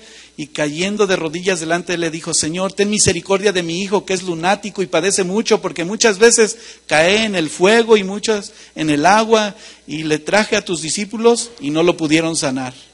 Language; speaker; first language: Spanish; native; Spanish